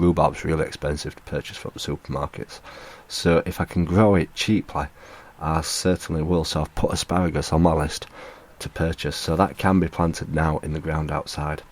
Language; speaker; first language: English; native; English